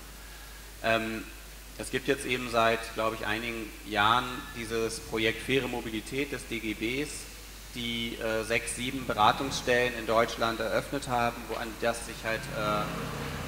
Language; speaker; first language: German; native; German